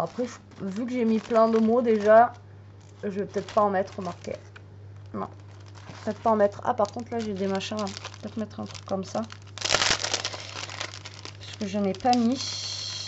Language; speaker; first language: French; native; French